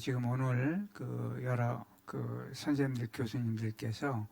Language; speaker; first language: Korean; native; Korean